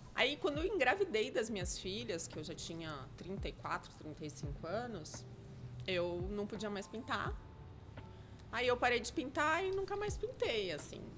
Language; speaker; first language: Portuguese; native; Portuguese